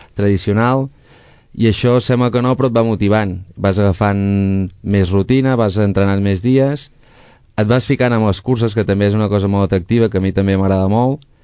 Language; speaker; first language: Catalan; native; Catalan